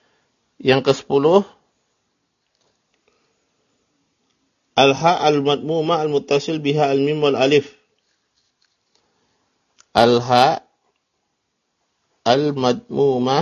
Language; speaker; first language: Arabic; non-native, fluent; Indonesian